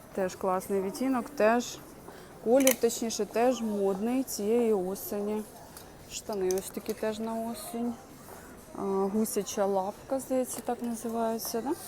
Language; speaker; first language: Ukrainian; native; Ukrainian